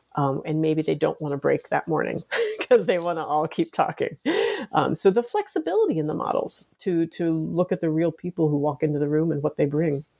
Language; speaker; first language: English; native; English